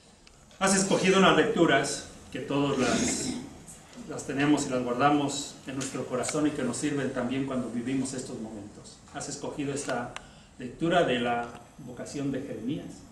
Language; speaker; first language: Spanish; native; Spanish